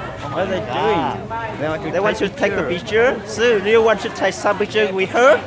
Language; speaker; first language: English; non-native, learner; Hmong